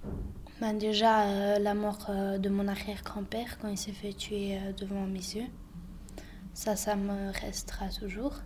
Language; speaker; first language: French; early bilingual, other home language; Bosnian